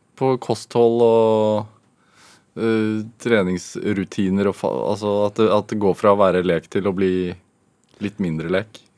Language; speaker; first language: Norwegian; native; Norwegian